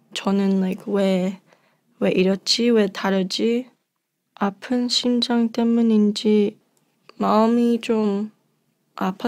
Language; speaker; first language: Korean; early bilingual, heritage; English